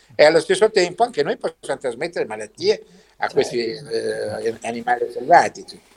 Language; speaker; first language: Italian; native; Italian